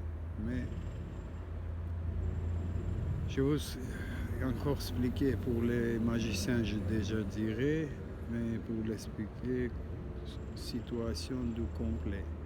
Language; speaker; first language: French; non-native, learner; Armenian